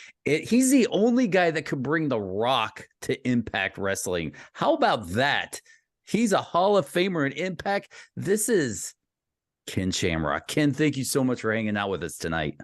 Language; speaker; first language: English; native; English